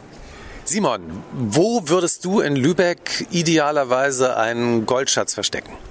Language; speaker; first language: German; native; German